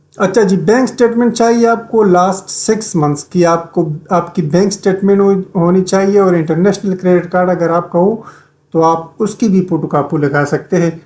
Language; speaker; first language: Urdu; native; Urdu